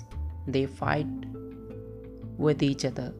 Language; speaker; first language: English; non-native, local second language; Hindi